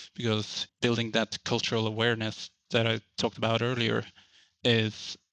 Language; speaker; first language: English; non-native, fluent; Norwegian